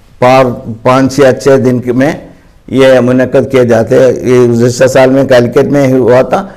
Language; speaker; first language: Urdu; non-native, local second language; Malayalam